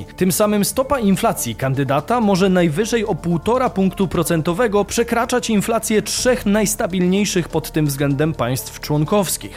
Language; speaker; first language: Polish; native; Polish